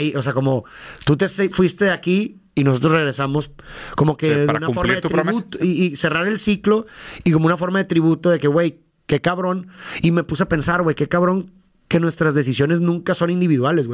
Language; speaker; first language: Spanish; native; Spanish